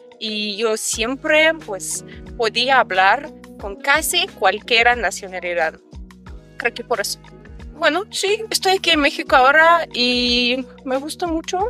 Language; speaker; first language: Spanish; non-native, fluent; Russian